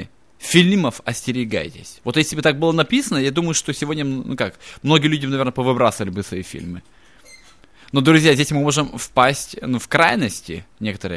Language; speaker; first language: Russian; native; Russian